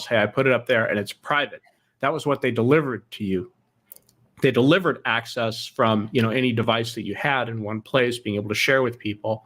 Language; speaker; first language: English; native; English